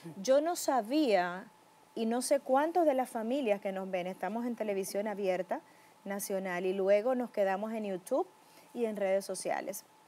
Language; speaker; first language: Spanish; native; Spanish